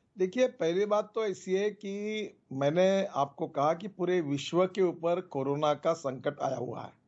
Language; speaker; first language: Hindi; non-native, local second language; Marathi